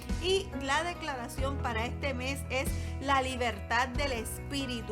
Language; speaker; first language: Spanish; native; Spanish